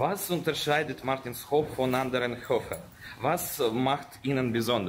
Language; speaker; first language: German; non-native, fluent; Russian